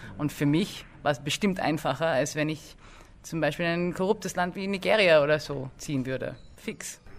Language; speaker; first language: German; early bilingual, other home language; English